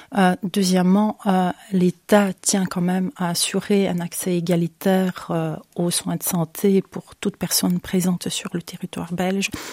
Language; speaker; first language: French; non-native, fluent; Ukrainian